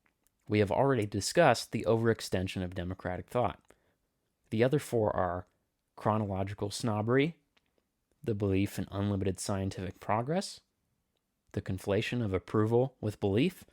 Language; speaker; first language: English; native; English